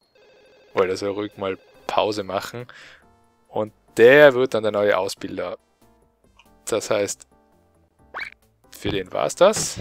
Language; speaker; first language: German; native; German